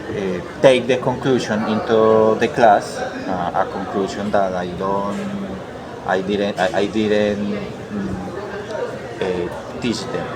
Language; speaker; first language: English; non-native, learner; Spanish